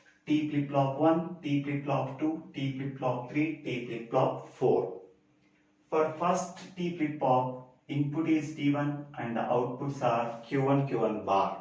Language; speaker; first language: English; non-native, local second language; Telugu